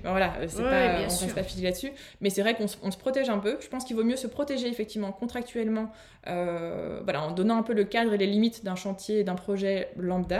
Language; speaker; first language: French; native; French